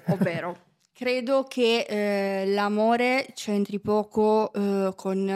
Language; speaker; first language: Italian; native; Italian